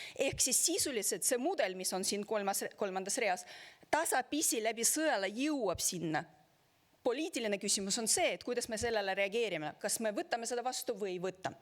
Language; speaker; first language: Estonian; non-native, local second language; Russian